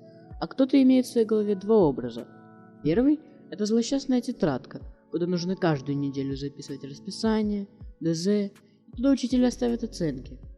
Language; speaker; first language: Russian; native; Russian